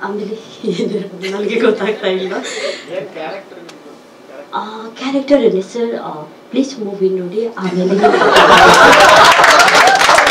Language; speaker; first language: Kannada; non-native, local second language; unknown